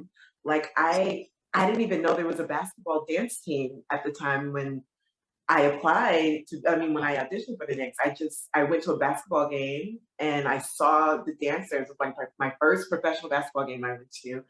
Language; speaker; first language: English; native; English